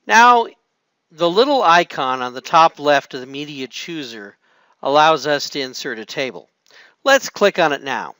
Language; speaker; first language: English; native; English